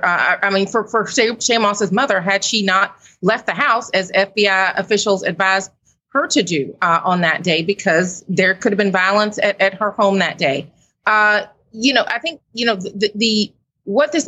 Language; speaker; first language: English; native; English